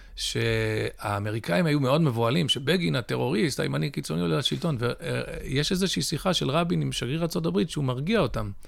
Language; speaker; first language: Hebrew; early bilingual, other home language; English